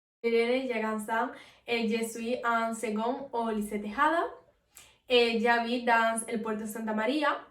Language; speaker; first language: French; non-native, learner; Spanish